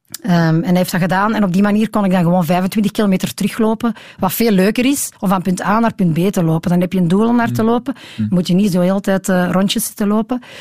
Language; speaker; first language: Dutch; native; Dutch